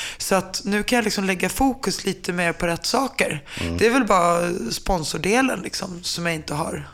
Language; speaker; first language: Swedish; early bilingual, other home language; Finnish